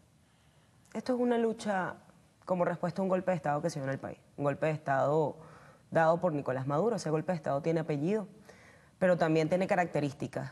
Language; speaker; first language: Spanish; native; Spanish